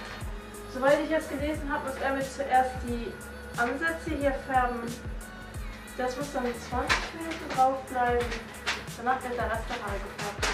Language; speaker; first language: German; native; German